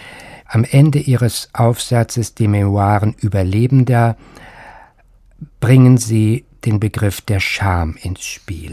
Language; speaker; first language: German; native; German